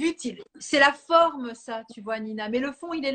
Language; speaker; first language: French; native; French